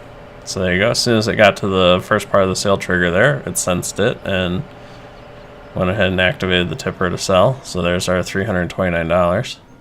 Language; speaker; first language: English; native; English